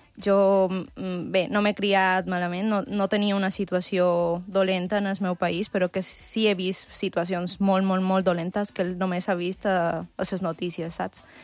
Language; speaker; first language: Catalan; early bilingual, other home language; Spanish